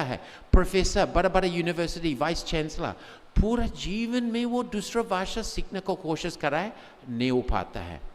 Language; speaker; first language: Hindi; non-native, fluent; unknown